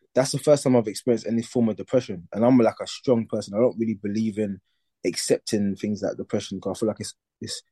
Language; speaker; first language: English; native; English